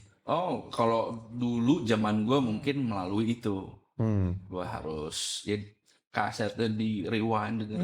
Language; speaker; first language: Indonesian; native; Indonesian